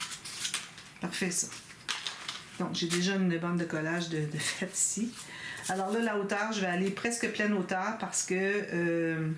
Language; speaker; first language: French; native; French